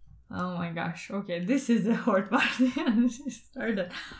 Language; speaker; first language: English; non-native, fluent; Russian